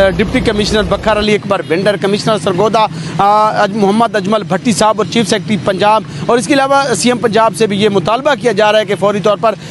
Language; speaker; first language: Urdu; non-native, local second language; Saraiki